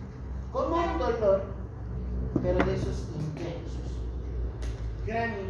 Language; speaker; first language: Spanish; native; Spanish